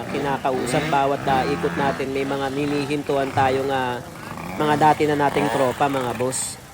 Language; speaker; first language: Filipino; native; Filipino